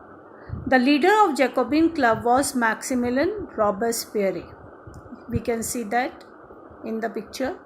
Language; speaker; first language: English; non-native, local second language; Hindi